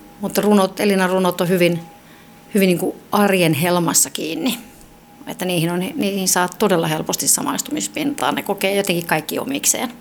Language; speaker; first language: Finnish; native; Finnish